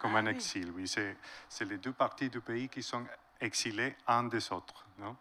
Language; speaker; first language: French; non-native, fluent; Spanish